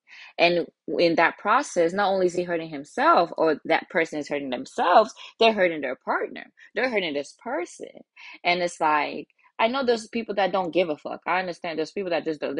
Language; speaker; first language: English; early bilingual, other home language; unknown